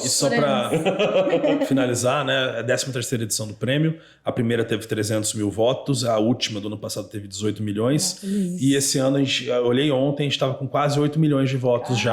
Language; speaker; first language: Portuguese; native; Portuguese